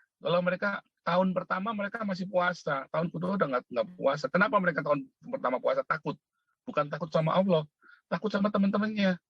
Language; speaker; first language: Indonesian; native; Indonesian